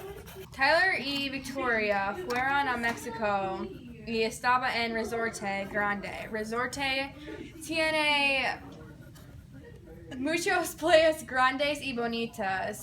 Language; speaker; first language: Spanish; non-native, learner; English